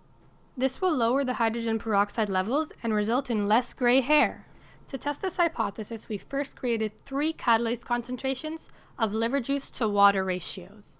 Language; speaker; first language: English; native; English